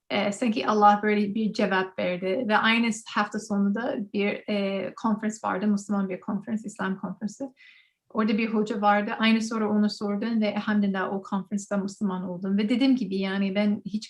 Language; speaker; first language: Turkish; non-native, learner; English